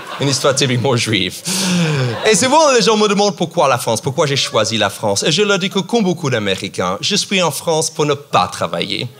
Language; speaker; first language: French; non-native, fluent; English